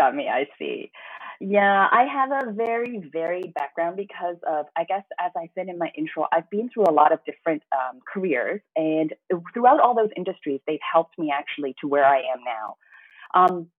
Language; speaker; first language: English; non-native, local second language; Cantonese